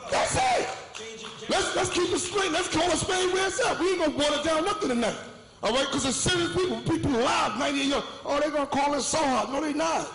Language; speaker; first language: English; native; English